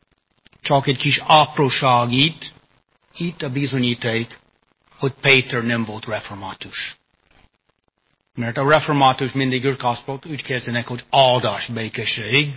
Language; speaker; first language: Hungarian; non-native, fluent; English